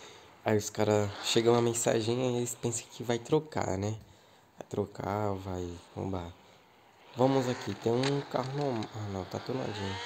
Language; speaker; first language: Portuguese; native; Portuguese